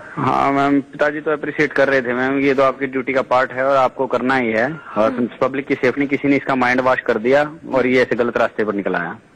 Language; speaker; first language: Hindi; native; Hindi